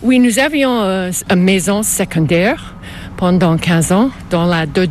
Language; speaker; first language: French; non-native, local second language; English